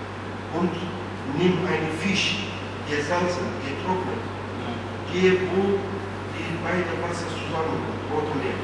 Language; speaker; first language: German; non-native, fluent; Turkish